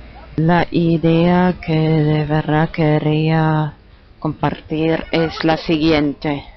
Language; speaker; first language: Spanish; non-native, fluent; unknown